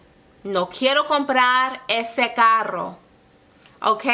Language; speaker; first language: Spanish; non-native, learner; English